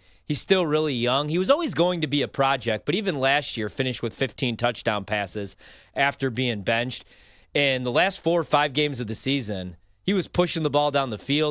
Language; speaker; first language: English; native; English